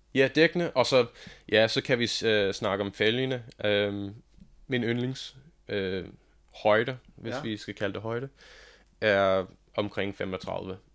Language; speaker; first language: Danish; non-native, fluent; English